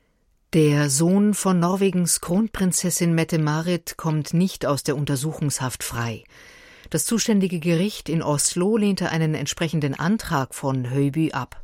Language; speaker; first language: German; native; German